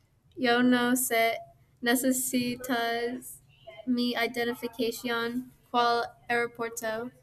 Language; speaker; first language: Spanish; non-native, learner; English